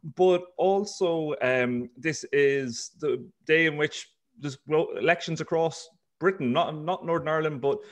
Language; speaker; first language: English; native; English